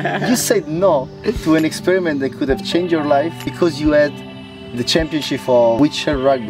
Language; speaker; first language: English; non-native, fluent; Italian